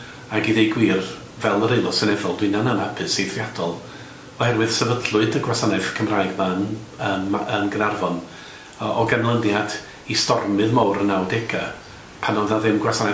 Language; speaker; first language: Welsh; native; Welsh